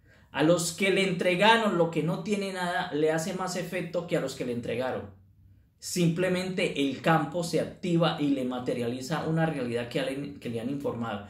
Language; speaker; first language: Spanish; native; Spanish